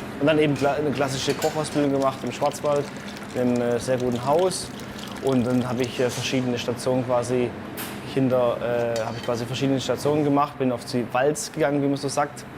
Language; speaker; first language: German; native; German